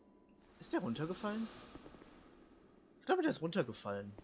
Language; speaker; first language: German; native; German